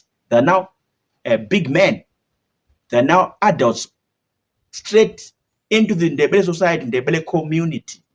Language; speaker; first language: English; non-native, local second language; Shona